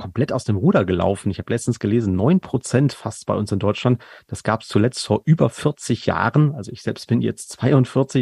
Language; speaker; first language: German; native; German